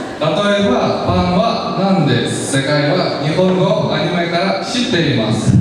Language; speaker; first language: Japanese; non-native, learner; Kyrgyz